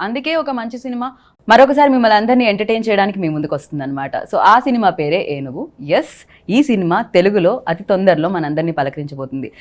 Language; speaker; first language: Telugu; native; Telugu